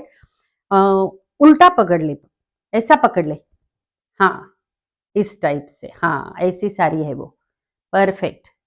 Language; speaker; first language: Hindi; non-native, local second language; Marathi